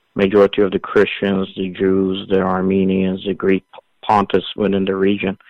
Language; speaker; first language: English; early bilingual, other home language; Assyrian Neo-Aramaic